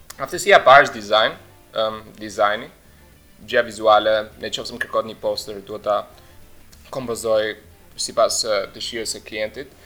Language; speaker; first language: Albanian; early bilingual, heritage; Albanian